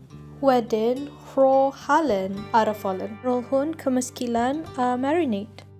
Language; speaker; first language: Welsh; non-native, learner; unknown